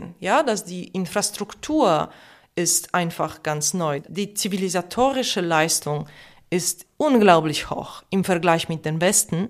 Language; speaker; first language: German; non-native, fluent; Polish